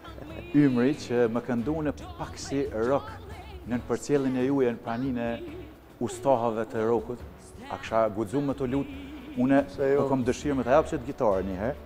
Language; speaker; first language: Albanian; native; Albanian